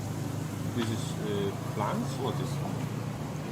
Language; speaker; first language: English; non-native, learner; Polish